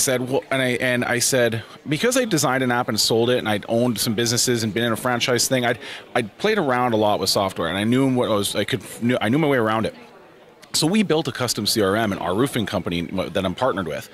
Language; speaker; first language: English; native; English